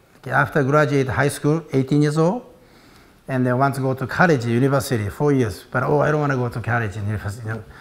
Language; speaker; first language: English; non-native, learner; Japanese